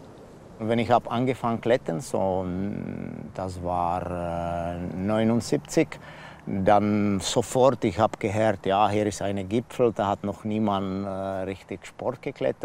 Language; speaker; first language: German; non-native, learner; Czech